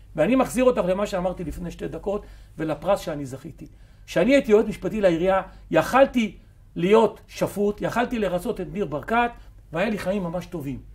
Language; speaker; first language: Hebrew; native; Hebrew